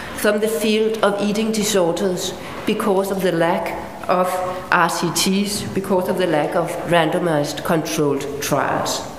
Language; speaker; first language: English; non-native, fluent; Danish